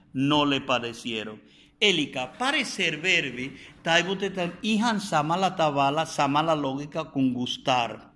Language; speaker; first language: Finnish; non-native, fluent; Spanish